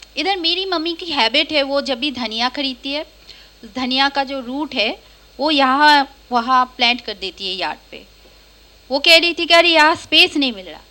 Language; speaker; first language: Hindi; non-native, local second language; Bangla